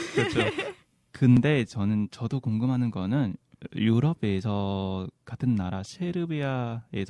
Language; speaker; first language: Korean; non-native, fluent; Vietnamese